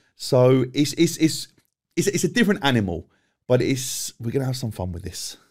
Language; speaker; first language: English; native; English